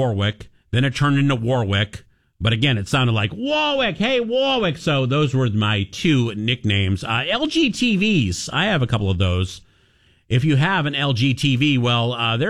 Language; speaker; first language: English; native; English